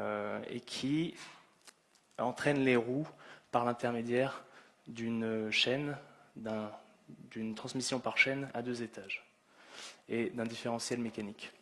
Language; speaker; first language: French; native; French